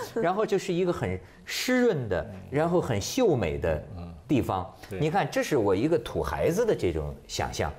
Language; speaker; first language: Chinese; native; Chinese